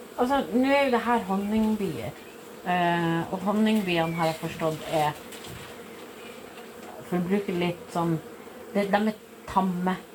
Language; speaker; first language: Norwegian; native; Norwegian